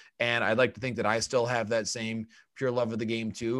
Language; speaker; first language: English; native; English